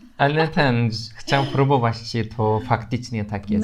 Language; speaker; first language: Polish; non-native, learner; Turkish